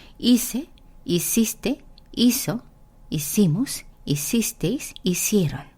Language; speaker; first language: Spanish; non-native, fluent; Korean